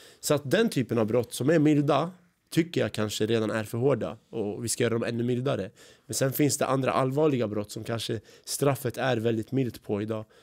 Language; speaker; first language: Swedish; early bilingual, other home language; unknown